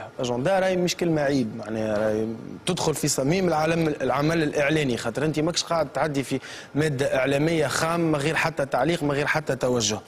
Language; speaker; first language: Arabic; native; Arabic